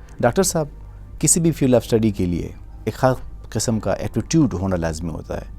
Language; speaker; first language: Urdu; non-native, local second language; Pashto